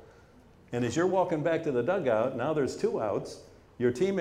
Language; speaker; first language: English; native; English